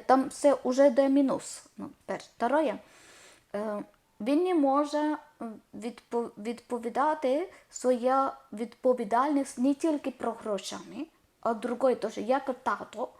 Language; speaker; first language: Ukrainian; non-native, learner; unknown